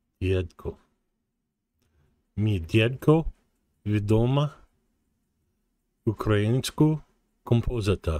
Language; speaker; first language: Ukrainian; non-native, learner; English